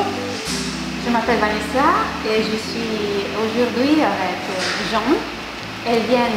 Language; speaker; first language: French; non-native, fluent; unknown